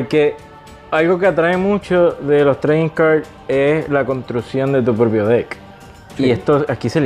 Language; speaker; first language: Spanish; native; Spanish